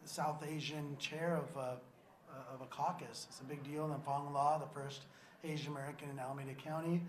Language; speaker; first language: English; native; English